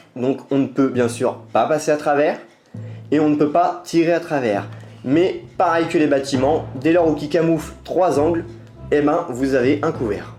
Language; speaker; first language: French; native; French